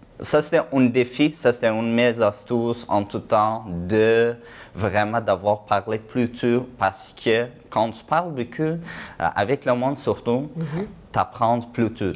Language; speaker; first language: French; non-native, fluent; Persian